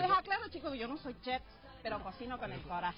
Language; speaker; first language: Spanish; native; Spanish